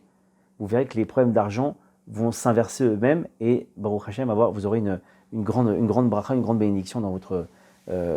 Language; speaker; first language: French; native; French